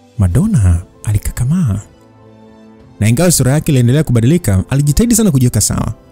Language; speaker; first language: Swahili; native; Swahili